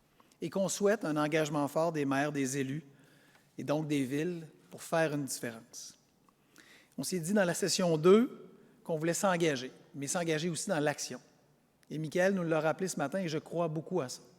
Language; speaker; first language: French; native; French